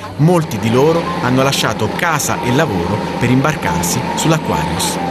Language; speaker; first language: Italian; native; Italian